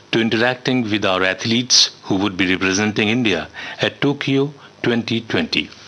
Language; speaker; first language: English; non-native, local second language; Hindi